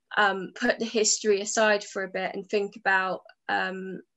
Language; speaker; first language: English; native; English